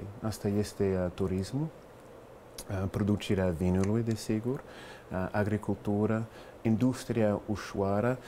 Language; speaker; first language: Romanian; non-native, fluent; English